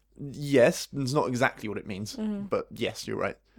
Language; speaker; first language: English; native; English